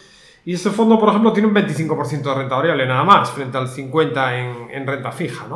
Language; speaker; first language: Spanish; native; Spanish